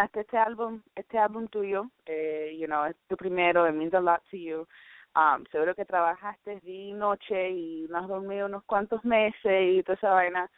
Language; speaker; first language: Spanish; early bilingual, heritage; Spanish